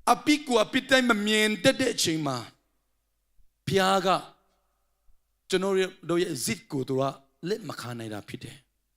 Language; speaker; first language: Burmese; non-native, local second language; Tedim Chin